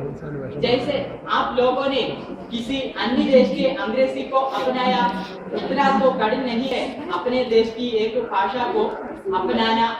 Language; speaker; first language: Hindi; non-native, local second language; Malayalam